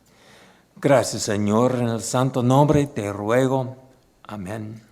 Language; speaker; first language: Spanish; non-native, fluent; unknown